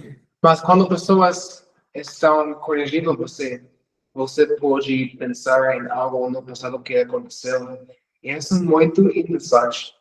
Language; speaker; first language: Portuguese; non-native, fluent; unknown